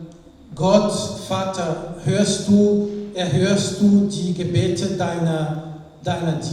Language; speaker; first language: German; non-native, fluent; French